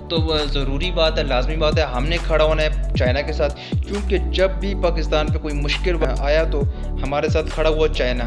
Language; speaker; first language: Hindi; non-native, local second language; Punjabi